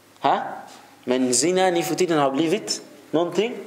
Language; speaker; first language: Swedish; non-native, fluent; Arabic